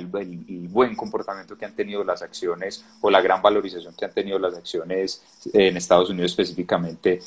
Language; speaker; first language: Spanish; native; Spanish